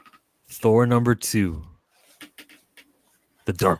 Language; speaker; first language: English; native; English